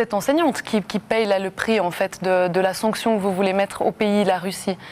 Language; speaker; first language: French; native; French